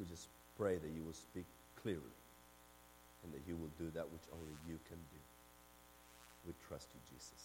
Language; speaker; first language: English; non-native, fluent; Spanish